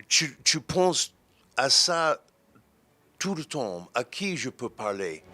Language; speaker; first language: French; non-native, fluent; English